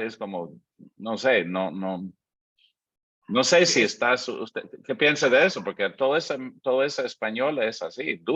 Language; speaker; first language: Spanish; non-native, fluent; English